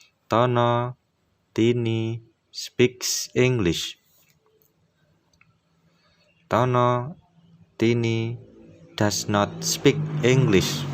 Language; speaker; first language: English; non-native, fluent; Indonesian